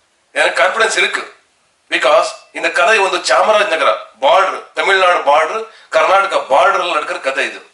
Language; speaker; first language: Tamil; non-native, learner; Kannada